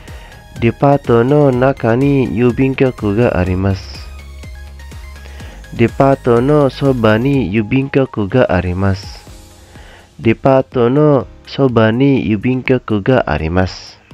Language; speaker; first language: Japanese; non-native, fluent; Indonesian